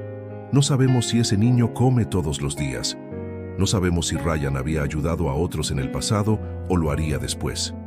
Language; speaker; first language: Spanish; native; Spanish